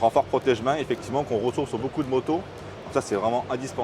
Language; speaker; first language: French; native; French